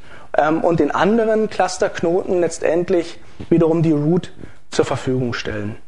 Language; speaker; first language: German; native; German